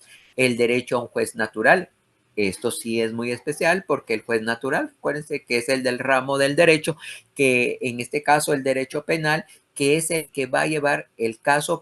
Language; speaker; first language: Spanish; native; Spanish